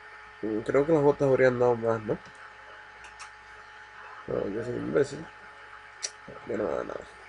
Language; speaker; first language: Spanish; native; Spanish